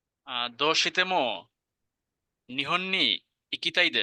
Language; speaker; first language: Japanese; non-native, learner; Bangla